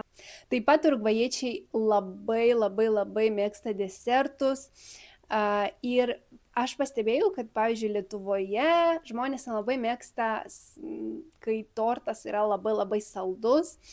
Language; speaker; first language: Lithuanian; early bilingual, other home language; Spanish